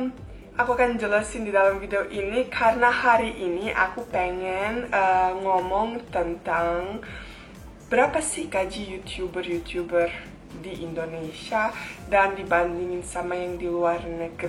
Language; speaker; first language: Indonesian; non-native, fluent; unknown